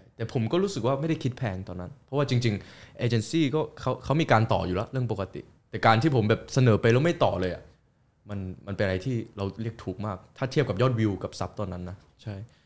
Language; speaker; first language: Thai; early bilingual, other home language; Korean